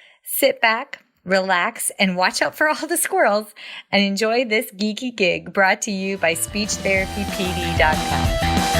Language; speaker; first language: English; native; English